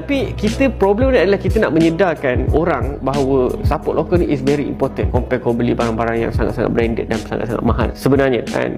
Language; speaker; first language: Malay; native; Malay